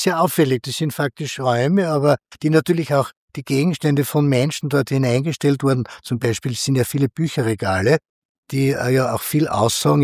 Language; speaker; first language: German; native; German